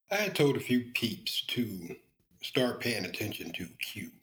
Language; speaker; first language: English; native; English